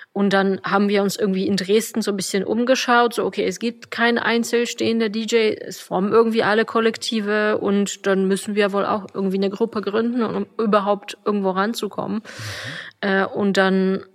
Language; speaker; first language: German; non-native, fluent; Polish